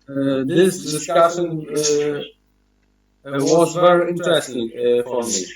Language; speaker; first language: English; non-native, learner; Polish